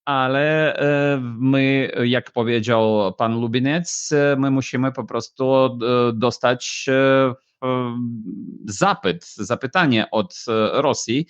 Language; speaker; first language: Polish; non-native, fluent; Ukrainian